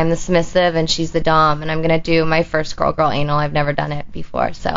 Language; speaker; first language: English; native; English